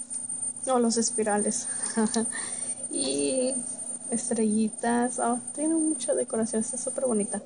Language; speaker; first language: Spanish; early bilingual, heritage; Spanish